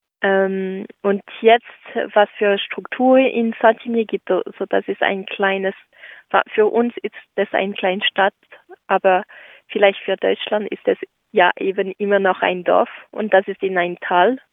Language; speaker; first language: German; non-native, local second language; French